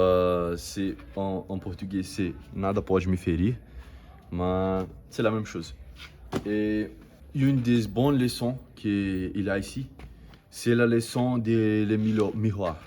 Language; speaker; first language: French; non-native, learner; Portuguese